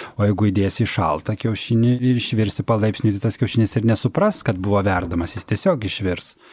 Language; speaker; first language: Lithuanian; native; Lithuanian